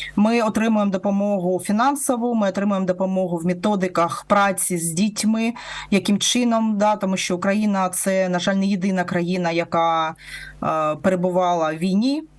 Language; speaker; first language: Ukrainian; non-native, local second language; Russian